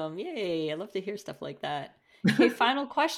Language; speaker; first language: English; non-native, fluent; Portuguese